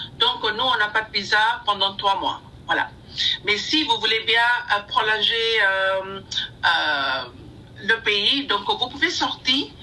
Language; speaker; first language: French; non-native, learner; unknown